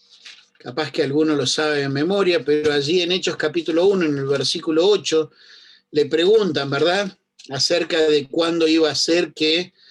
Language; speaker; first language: Spanish; native; Spanish